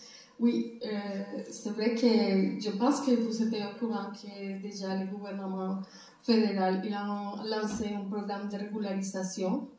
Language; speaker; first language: French; non-native, learner; Spanish